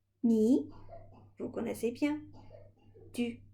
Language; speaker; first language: French; non-native, fluent; Chinese